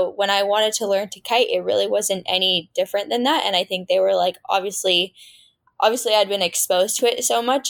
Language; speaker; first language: English; native; English